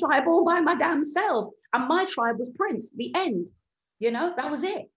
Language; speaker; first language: English; native; English